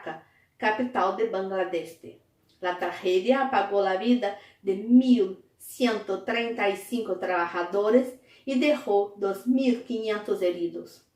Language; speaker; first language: Spanish; non-native, fluent; Portuguese